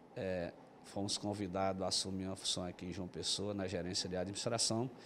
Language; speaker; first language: Portuguese; native; Portuguese